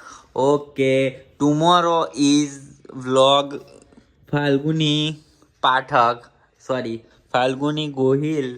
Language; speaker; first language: English; non-native, learner; Gujarati